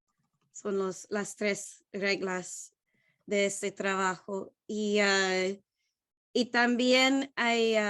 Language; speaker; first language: Spanish; non-native, learner; English